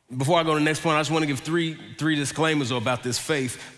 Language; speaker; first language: English; native; English